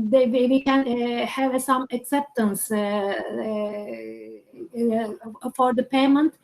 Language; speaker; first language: English; non-native, learner; Turkish